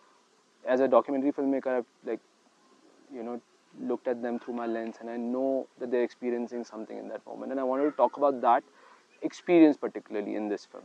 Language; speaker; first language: English; non-native, local second language; Hindi